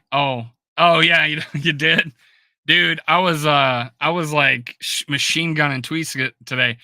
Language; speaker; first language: English; native; English